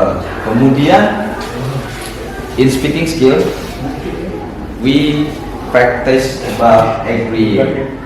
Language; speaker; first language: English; non-native, learner; Indonesian